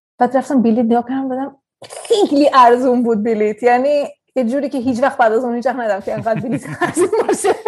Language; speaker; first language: Persian; early bilingual, heritage; Persian